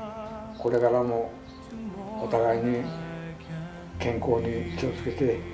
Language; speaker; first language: Japanese; native; Japanese